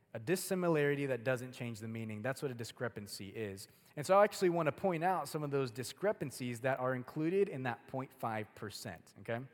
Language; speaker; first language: English; early bilingual, other home language; Spanish